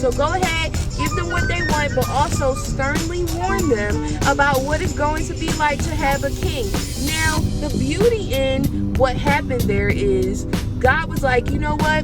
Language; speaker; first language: English; native; English